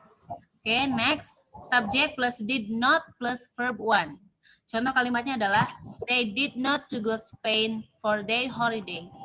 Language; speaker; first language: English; non-native, learner; Indonesian